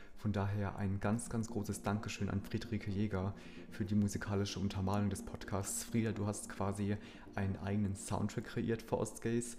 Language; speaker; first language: German; early bilingual, other home language; Polish